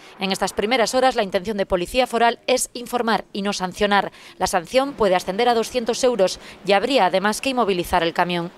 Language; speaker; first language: Spanish; native; Spanish